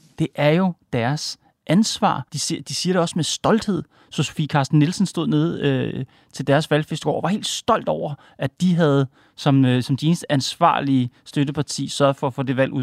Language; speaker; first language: Danish; native; Danish